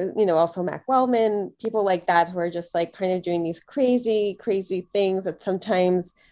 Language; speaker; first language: English; native; English